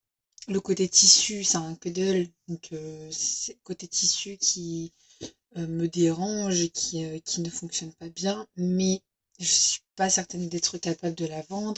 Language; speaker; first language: French; native; French